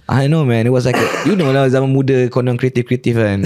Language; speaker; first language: English; non-native, local second language; Malay